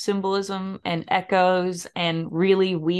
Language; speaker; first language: English; native; English